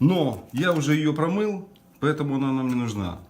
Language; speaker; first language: Russian; native; Russian